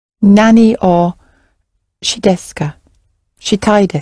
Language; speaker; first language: Japanese; non-native, learner; English